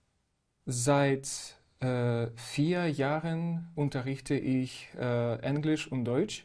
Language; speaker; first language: German; non-native, fluent; Ukrainian